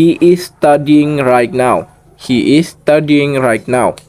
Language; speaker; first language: English; non-native, learner; Indonesian